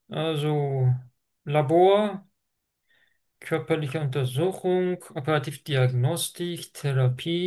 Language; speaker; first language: German; non-native, fluent; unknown